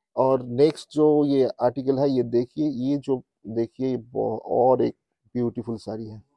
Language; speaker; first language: Hindi; non-native, local second language; Bangla